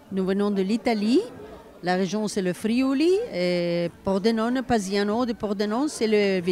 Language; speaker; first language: French; non-native, fluent; Italian